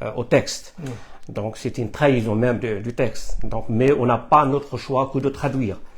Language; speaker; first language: French; non-native, fluent; Arabic